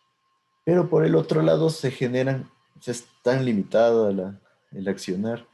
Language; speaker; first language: Spanish; native; Spanish